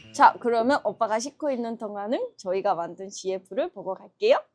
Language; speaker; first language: Korean; non-native, fluent; Japanese